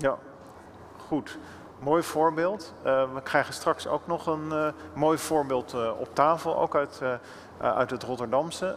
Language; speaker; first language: Dutch; native; Dutch